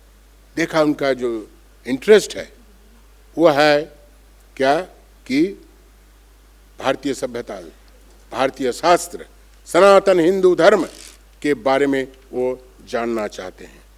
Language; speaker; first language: Hindi; non-native, local second language; Bangla